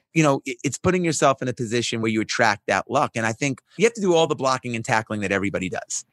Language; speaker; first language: English; native; English